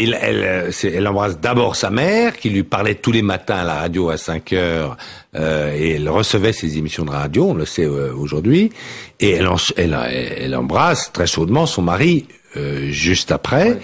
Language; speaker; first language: French; native; French